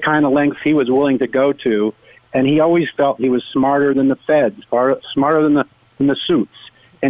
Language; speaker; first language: English; native; English